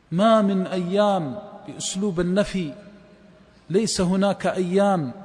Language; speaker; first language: Arabic; native; Arabic